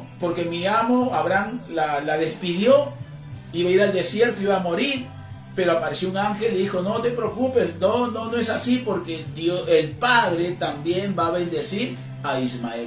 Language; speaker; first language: Spanish; native; Spanish